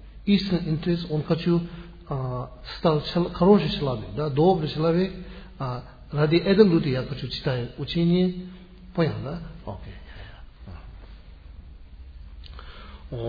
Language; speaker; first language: Russian; non-native, learner; Tibetan